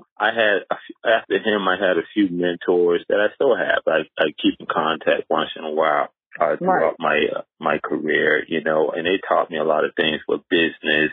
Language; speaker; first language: English; native; English